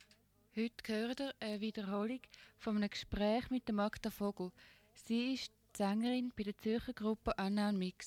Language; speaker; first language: German; native; German